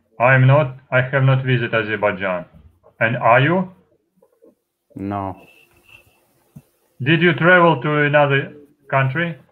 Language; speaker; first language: English; non-native, fluent; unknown